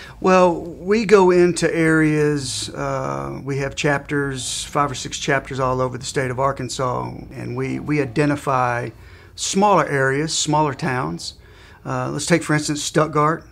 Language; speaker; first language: English; native; English